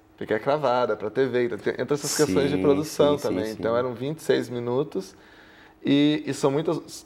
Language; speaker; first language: Portuguese; native; Portuguese